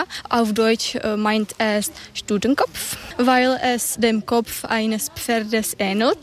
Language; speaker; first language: German; non-native, learner; Czech